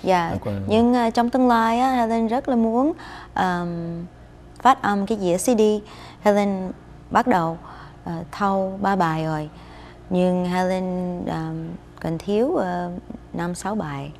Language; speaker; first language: Vietnamese; non-native, fluent; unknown